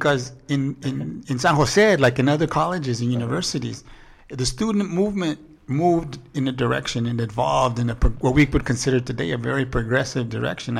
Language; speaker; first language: English; native; English